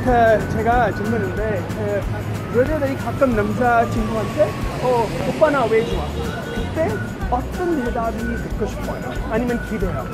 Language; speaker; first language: Korean; non-native, learner; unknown